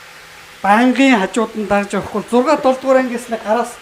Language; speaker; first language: Mongolian; native; Mongolian